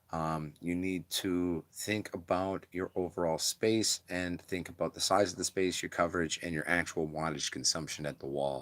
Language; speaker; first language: English; native; English